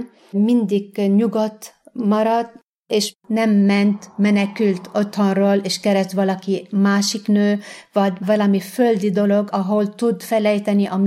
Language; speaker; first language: Hungarian; non-native, fluent; Arabic